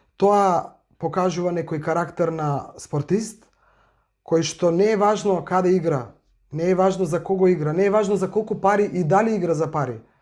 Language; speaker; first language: Macedonian; native; Macedonian